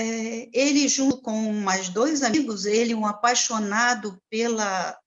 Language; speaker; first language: Portuguese; native; Portuguese